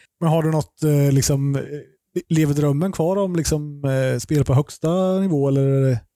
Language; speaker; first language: Swedish; native; Swedish